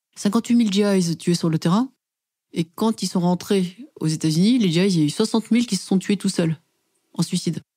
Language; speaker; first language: French; native; French